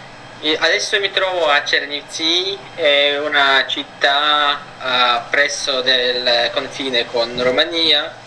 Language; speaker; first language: Italian; non-native, fluent; Ukrainian